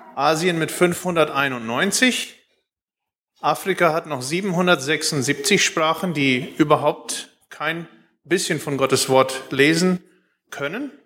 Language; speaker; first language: German; early bilingual, heritage; Plautdietsch